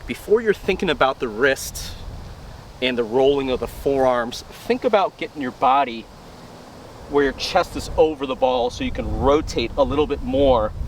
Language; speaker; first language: English; native; English